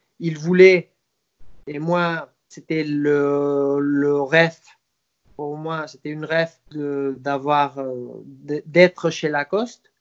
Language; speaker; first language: French; non-native, fluent; Spanish